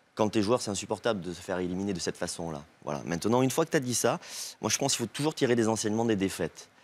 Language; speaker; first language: French; native; French